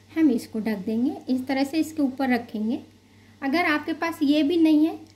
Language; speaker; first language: Hindi; native; Hindi